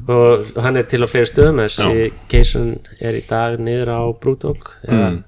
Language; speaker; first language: Icelandic; non-native, fluent; English